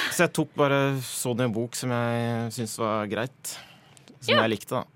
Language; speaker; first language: Norwegian; native; Norwegian